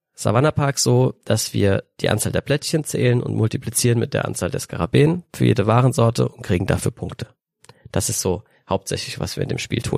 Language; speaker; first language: German; native; German